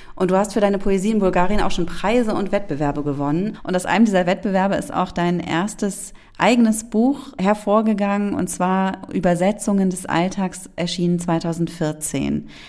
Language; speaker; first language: German; native; German